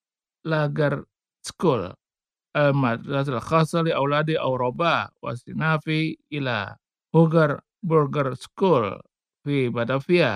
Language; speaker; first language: Arabic; non-native, fluent; Indonesian